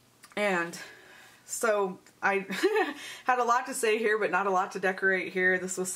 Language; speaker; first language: English; native; English